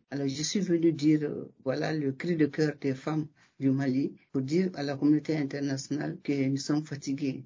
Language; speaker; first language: French; non-native, local second language; Bambara